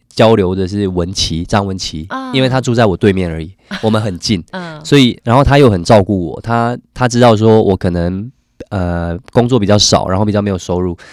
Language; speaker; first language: Chinese; native; Chinese